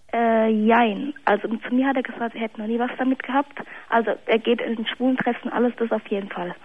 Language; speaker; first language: German; native; German